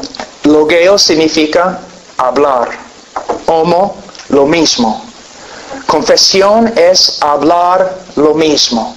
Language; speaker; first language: Spanish; non-native, fluent; English